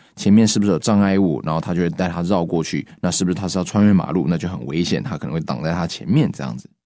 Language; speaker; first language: Chinese; native; Chinese